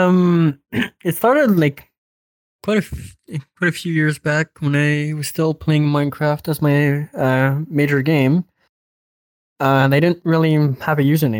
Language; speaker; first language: English; non-native, fluent; French